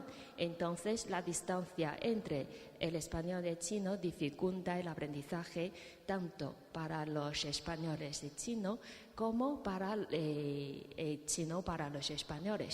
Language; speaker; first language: Spanish; non-native, fluent; Chinese